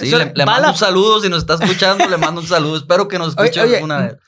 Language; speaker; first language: Spanish; native; Spanish